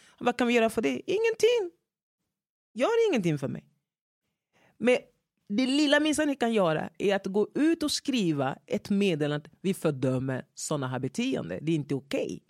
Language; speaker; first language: Swedish; non-native, fluent; French